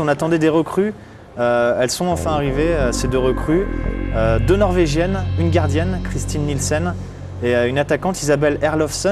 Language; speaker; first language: French; native; French